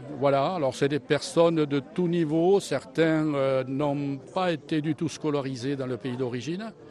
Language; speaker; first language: French; native; French